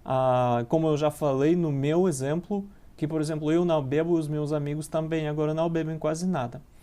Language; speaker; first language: Portuguese; non-native, learner; Russian